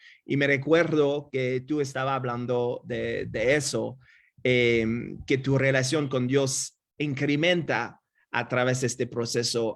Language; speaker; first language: Spanish; non-native, fluent; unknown